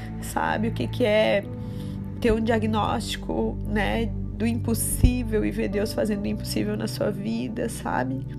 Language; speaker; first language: Portuguese; native; Portuguese